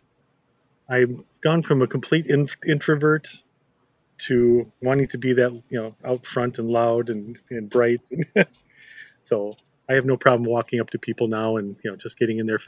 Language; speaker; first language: English; native; English